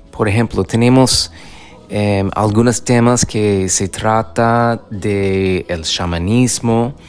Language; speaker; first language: Spanish; non-native, fluent; English